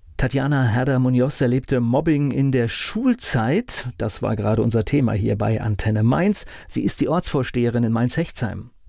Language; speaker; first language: German; native; German